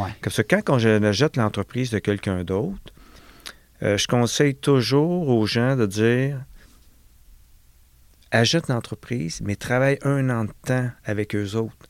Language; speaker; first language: French; native; French